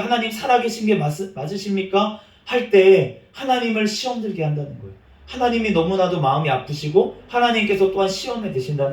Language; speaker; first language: Korean; native; Korean